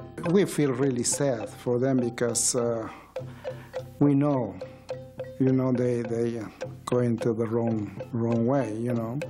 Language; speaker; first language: English; non-native, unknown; Spanish